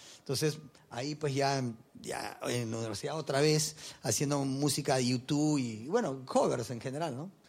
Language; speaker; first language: Spanish; early bilingual, heritage; Spanish